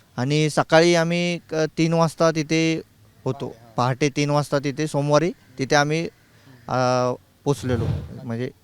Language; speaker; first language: Marathi; native; Marathi